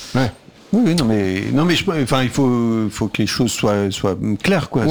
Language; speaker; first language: French; native; French